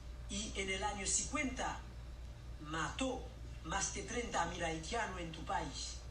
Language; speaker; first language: Spanish; non-native, learner; Haitian Creole